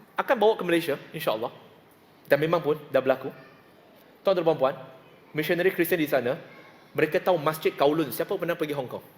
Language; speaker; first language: Malay; non-native, local second language; Chinese